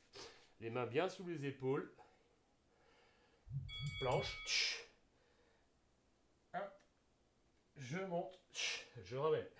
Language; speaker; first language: French; native; French